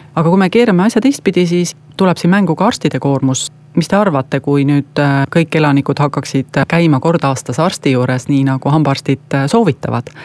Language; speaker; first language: Estonian; native; Estonian